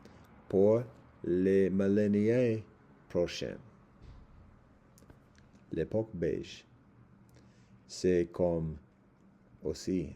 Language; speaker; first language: French; non-native, learner; English